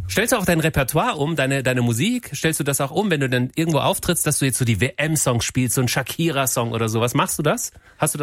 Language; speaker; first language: German; native; German